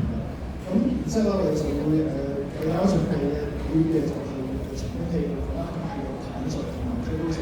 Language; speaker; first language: Cantonese; native; Cantonese